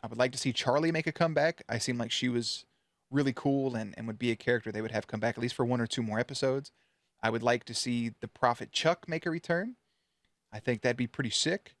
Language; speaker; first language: English; native; English